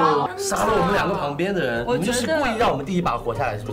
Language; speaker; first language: Chinese; native; Chinese